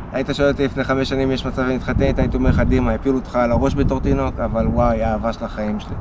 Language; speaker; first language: Hebrew; early bilingual, other home language; Russian